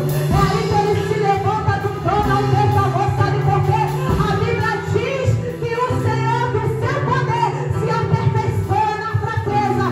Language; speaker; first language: Portuguese; native; Portuguese